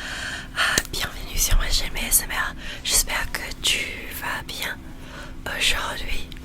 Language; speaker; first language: French; non-native, learner; English